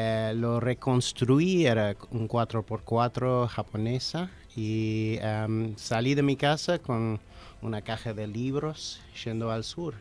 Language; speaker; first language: Spanish; non-native, fluent; English